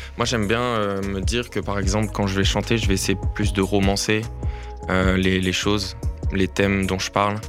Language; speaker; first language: French; native; French